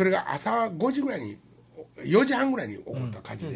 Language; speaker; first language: Japanese; native; Japanese